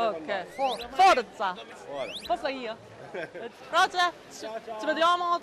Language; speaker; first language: Italian; non-native, learner; Korean